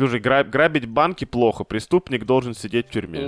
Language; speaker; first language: Russian; native; Russian